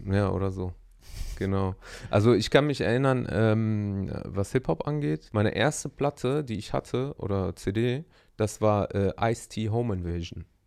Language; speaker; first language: German; native; German